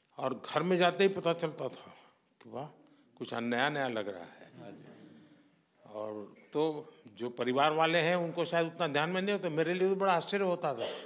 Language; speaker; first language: Hindi; non-native, local second language; Gujarati